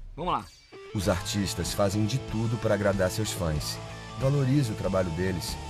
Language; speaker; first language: Portuguese; non-native, fluent; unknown